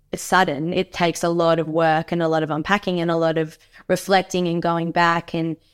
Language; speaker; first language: English; native; English